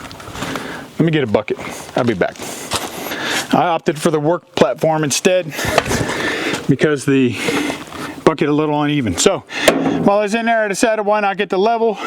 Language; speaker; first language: English; native; English